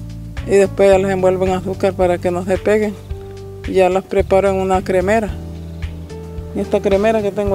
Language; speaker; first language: Spanish; native; Spanish